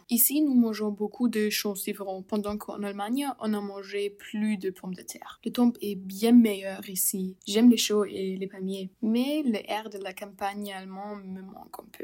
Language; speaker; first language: French; non-native, learner; German